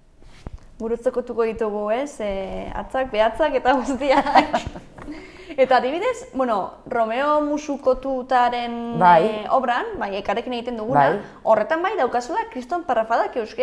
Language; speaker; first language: Basque; native; Basque